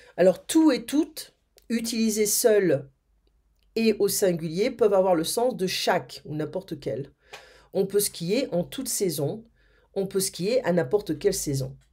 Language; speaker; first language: French; native; French